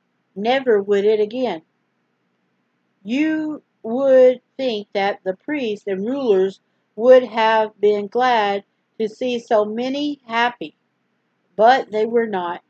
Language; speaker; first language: English; native; English